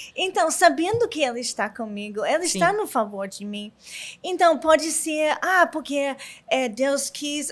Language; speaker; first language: Portuguese; non-native, learner; English